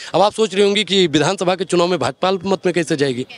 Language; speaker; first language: Hindi; native; Hindi